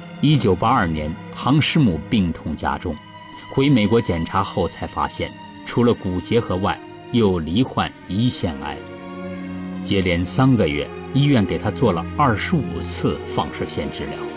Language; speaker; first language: Chinese; native; Chinese